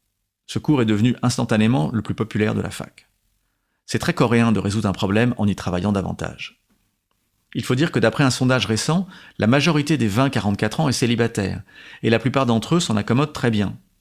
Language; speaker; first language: French; native; French